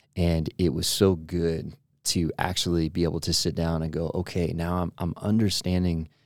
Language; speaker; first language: English; native; English